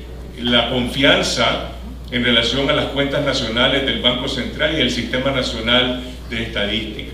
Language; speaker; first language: Spanish; native; Spanish